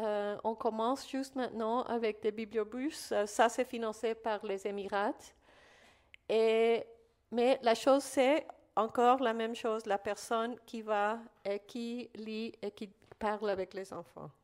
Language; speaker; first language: French; non-native, fluent; Spanish